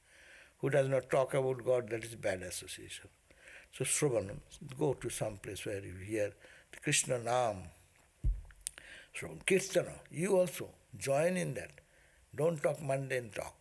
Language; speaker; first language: English; non-native, local second language; Bangla